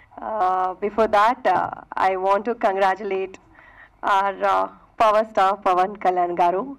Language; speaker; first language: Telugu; non-native, fluent; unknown